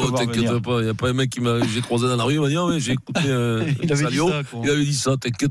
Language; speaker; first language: French; native; French